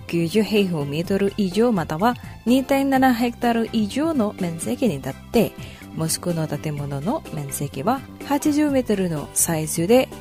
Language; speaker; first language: Japanese; non-native, fluent; Indonesian